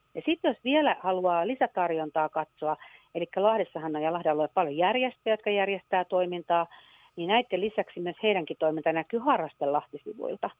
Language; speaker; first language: Finnish; native; Finnish